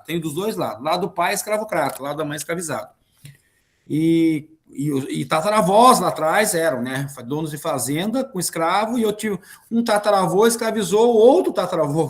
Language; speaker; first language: Portuguese; native; Portuguese